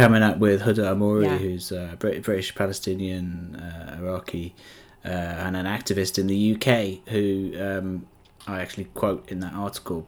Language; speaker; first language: English; native; English